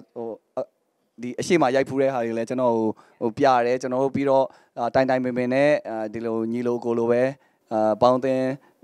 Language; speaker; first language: Burmese; native; Burmese